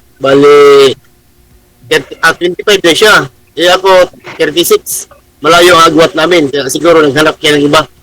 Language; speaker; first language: Filipino; native; Filipino